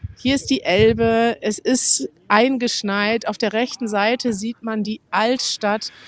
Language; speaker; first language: German; native; German